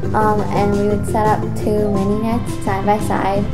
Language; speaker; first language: English; native; English